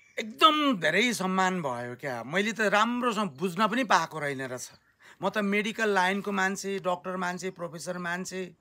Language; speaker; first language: Nepali; native; Nepali